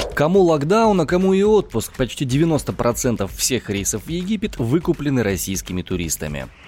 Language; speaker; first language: Russian; native; Russian